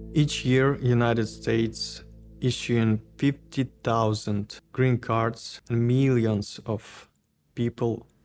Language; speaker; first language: English; non-native, learner; Ukrainian